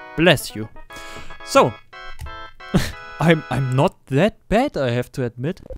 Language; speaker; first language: English; non-native, learner; German